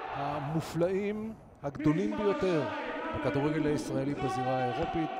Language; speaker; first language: Hebrew; native; Hebrew